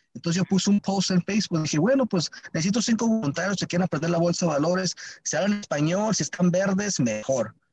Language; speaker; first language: Spanish; early bilingual, heritage; Spanish